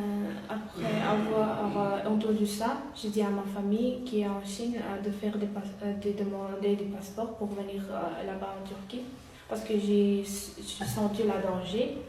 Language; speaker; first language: French; non-native, learner; Uyghur